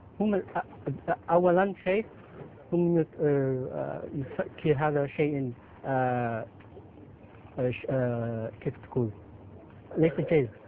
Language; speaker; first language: Arabic; non-native, learner; Filipino